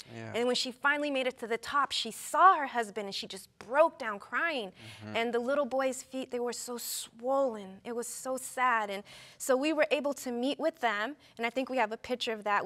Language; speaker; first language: English; native; English